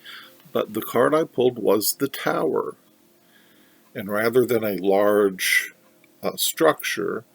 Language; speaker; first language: English; native; English